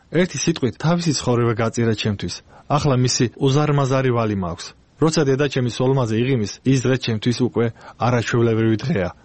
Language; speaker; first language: Georgian; non-native, local second language; Azerbaijani